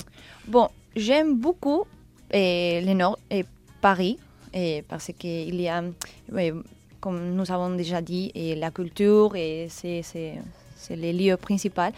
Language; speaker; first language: French; non-native, learner; Spanish